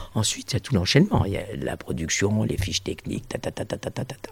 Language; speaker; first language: French; native; French